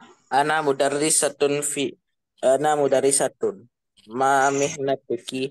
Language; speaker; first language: Arabic; non-native, learner; Indonesian